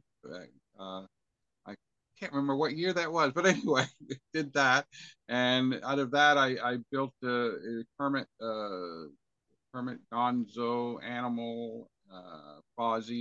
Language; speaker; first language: English; native; English